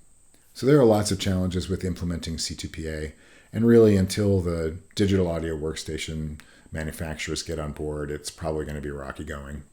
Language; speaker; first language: English; native; English